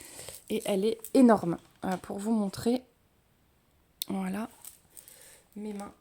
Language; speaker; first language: French; native; French